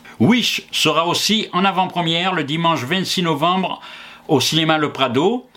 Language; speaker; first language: French; native; French